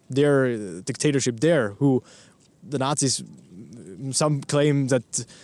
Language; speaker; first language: English; non-native, fluent; German